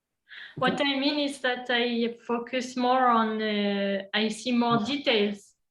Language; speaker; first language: English; non-native, fluent; French